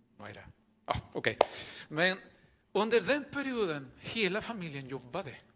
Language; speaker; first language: Swedish; non-native, fluent; Spanish